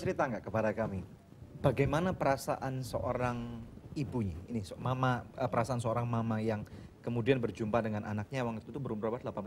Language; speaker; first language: Indonesian; native; Indonesian